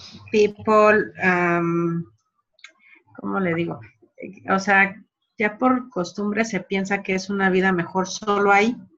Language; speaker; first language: Spanish; native; Spanish